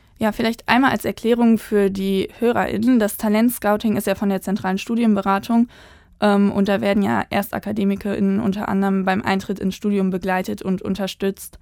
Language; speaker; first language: German; native; German